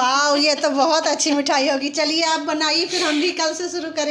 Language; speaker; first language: Hindi; native; Hindi